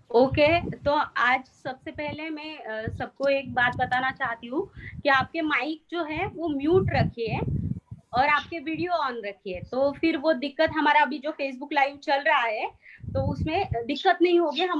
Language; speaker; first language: Hindi; non-native, local second language; Marathi